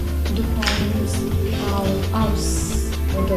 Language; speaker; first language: German; non-native, learner; Serbian